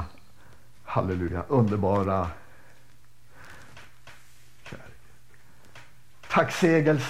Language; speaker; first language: Swedish; native; Swedish